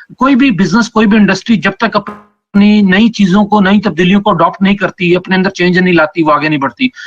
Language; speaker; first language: Urdu; non-native, local second language; Punjabi